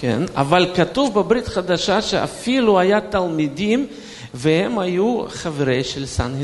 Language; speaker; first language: Hebrew; non-native, fluent; Russian